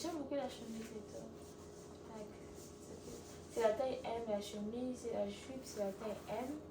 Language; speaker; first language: French; non-native, learner; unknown